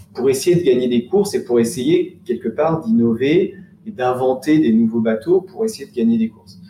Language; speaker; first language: French; native; French